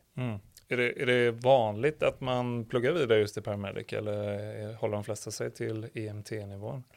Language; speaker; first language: Swedish; native; Swedish